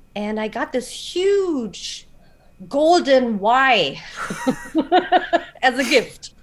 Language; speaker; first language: English; non-native, fluent; German